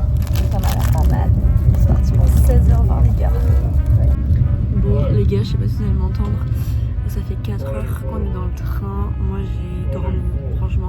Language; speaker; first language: French; native; French